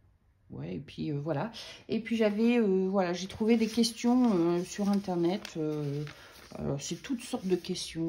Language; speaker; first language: French; native; French